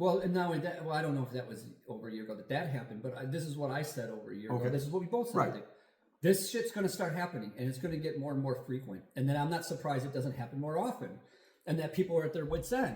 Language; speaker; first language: English; native; English